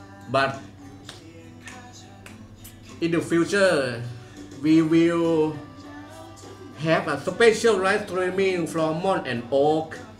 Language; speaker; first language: English; non-native, learner; Thai